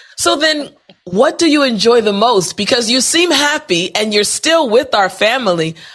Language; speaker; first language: English; native; English